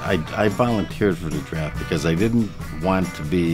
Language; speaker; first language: English; native; English